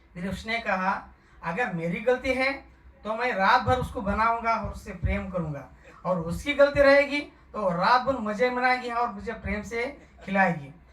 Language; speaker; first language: Hindi; non-native, local second language; Lambadi